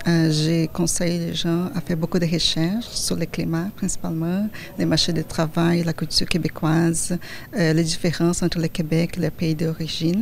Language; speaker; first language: French; non-native, fluent; Portuguese